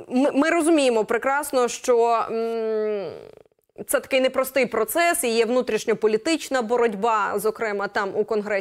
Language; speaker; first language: Ukrainian; native; Ukrainian